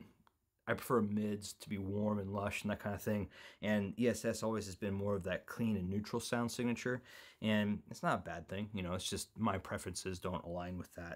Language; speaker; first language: English; native; English